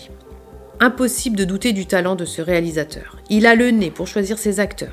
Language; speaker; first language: French; native; French